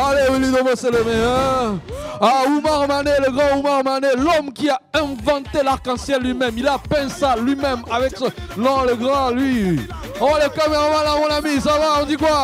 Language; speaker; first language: French; non-native, local second language; Kinyarwanda